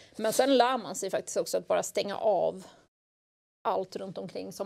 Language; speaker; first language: Swedish; non-native, local second language; Assyrian Neo-Aramaic